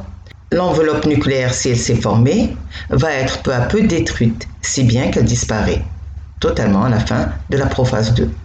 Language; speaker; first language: French; non-native, local second language; Arabic